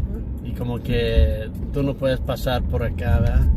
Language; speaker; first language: Spanish; early bilingual, heritage; English